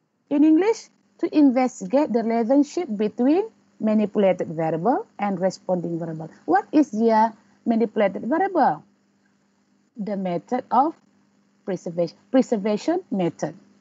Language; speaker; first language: English; non-native, local second language; Malay